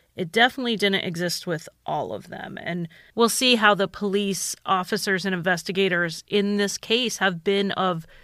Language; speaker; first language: English; native; English